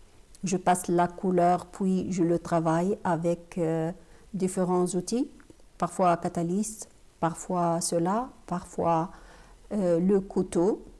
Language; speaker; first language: French; non-native, fluent; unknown